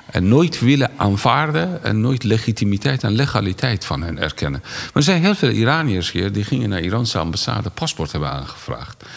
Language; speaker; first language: Dutch; non-native, fluent; Persian